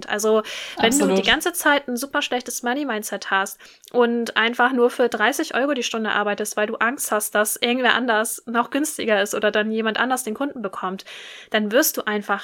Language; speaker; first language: German; native; German